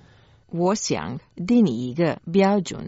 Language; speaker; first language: Chinese; non-native, learner; Croatian